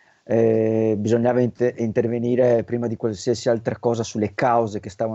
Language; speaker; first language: Italian; native; Italian